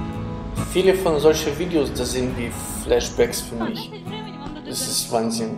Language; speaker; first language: German; non-native, fluent; Ukrainian